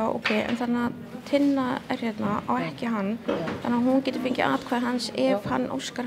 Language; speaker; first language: Icelandic; native; Icelandic